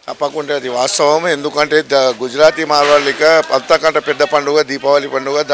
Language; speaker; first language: Telugu; non-native, local second language; Gujarati